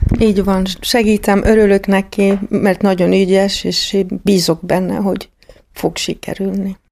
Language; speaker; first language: Hungarian; early bilingual, heritage; Hungarian